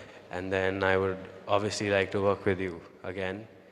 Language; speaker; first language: English; non-native, local second language; Telugu